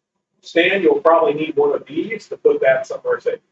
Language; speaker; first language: English; native; English